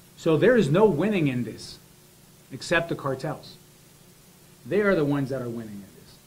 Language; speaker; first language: English; early bilingual, other home language; Spanish